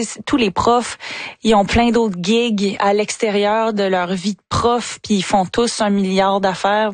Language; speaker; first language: French; native; French